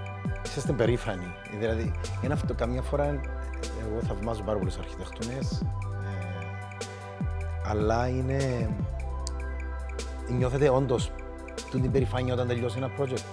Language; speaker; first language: Greek; native; Greek